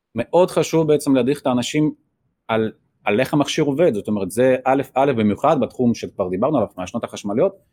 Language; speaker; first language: Hebrew; early bilingual, other home language; Russian